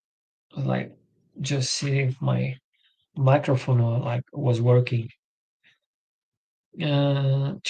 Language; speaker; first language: English; non-native, learner; French